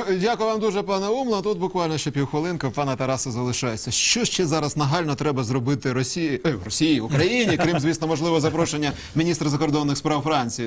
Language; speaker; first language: Ukrainian; native; Ukrainian